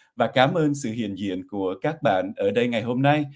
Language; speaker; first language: Vietnamese; early bilingual, heritage; Vietnamese